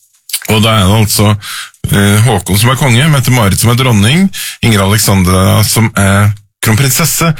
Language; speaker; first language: Norwegian; native; Norwegian